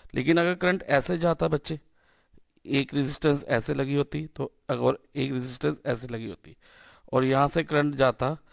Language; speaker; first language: Hindi; native; Hindi